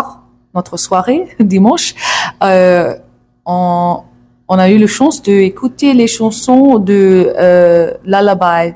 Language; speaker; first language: French; non-native, learner; English